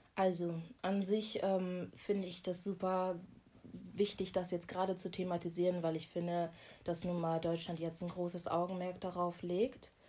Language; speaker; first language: German; early bilingual, other home language; Akan